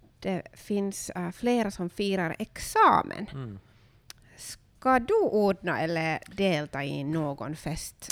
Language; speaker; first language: Swedish; non-native, local second language; Finnish